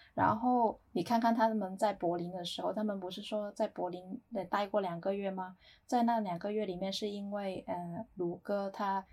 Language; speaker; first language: Chinese; native; Chinese